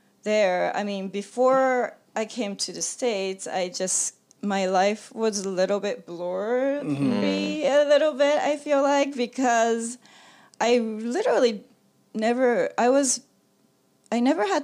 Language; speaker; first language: English; non-native, fluent; Japanese